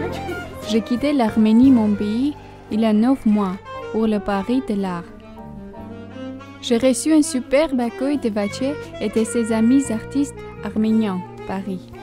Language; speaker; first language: French; non-native, learner; Armenian